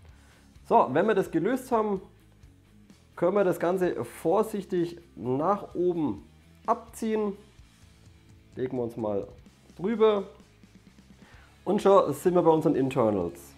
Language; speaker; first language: German; native; German